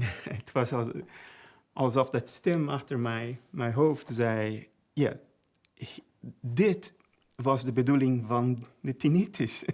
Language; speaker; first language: Dutch; non-native, fluent; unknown